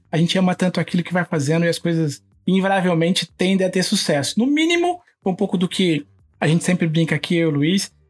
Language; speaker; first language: Portuguese; native; Portuguese